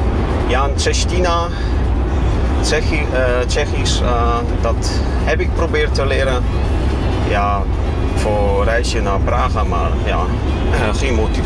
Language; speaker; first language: Dutch; non-native, fluent; German